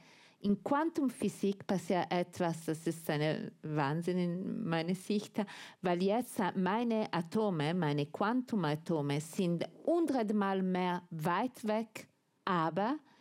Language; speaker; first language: German; non-native, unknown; Italian